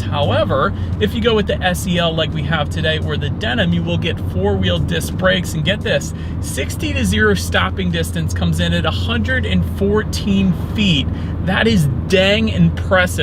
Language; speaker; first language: English; native; English